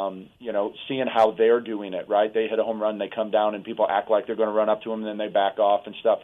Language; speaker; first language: English; native; English